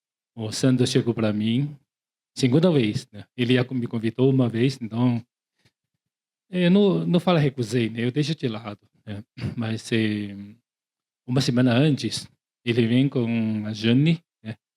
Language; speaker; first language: Portuguese; non-native, learner; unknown